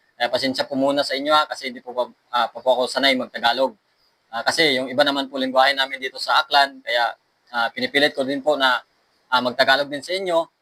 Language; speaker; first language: Filipino; non-native, local second language; Aklanon